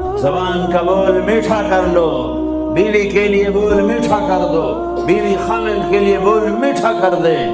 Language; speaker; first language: Urdu; non-native, local second language; Punjabi